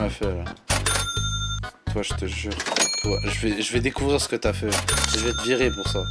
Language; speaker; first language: French; native; French